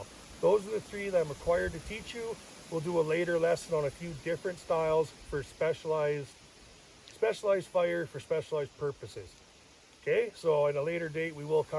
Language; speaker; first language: English; native; English